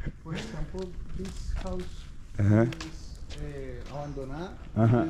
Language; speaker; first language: English; non-native, learner; Spanish